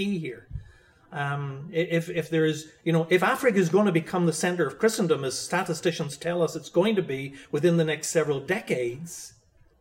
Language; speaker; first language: English; native; English